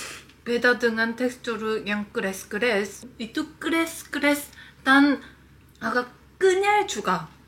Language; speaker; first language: Indonesian; non-native, fluent; Korean